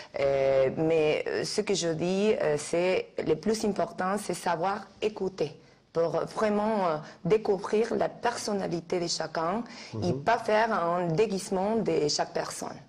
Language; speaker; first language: French; non-native, fluent; Spanish